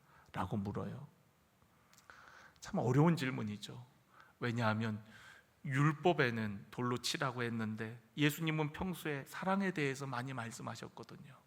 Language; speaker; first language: Korean; native; Korean